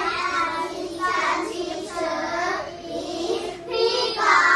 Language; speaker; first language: English; non-native, learner; Thai